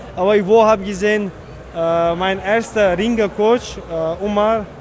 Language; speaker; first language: German; non-native, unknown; Chechen